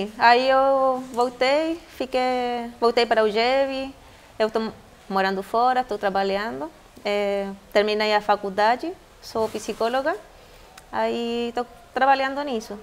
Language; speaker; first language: Portuguese; non-native, fluent; Spanish